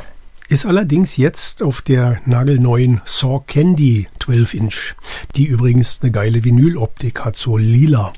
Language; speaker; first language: German; native; German